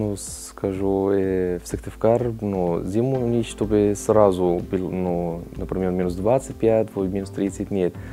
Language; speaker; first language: Russian; non-native, learner; Arabic